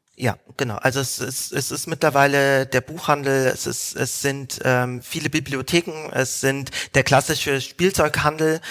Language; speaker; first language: German; native; German